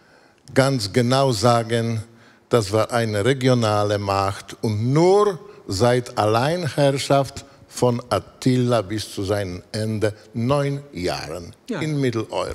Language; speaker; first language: German; non-native, fluent; Polish